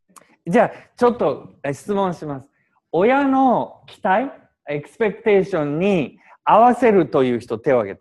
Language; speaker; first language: Japanese; native; Japanese